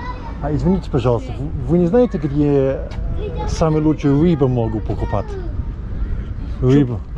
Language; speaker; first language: Russian; non-native, learner; English